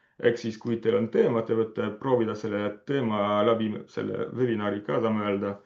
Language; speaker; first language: Estonian; non-native, fluent; French